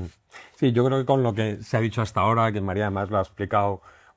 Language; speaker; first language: Spanish; native; Spanish